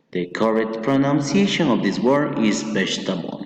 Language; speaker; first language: English; non-native, fluent; Spanish